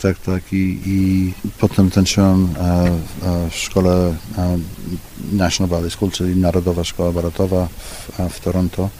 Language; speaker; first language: Polish; early bilingual, heritage; Polish